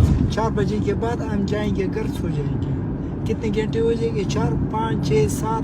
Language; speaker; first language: Hindi; non-native, learner; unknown